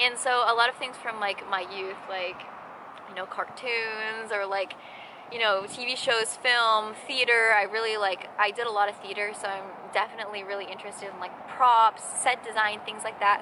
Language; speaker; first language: English; native; English